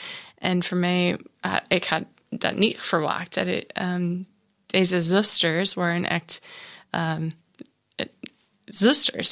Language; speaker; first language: Dutch; non-native, learner; English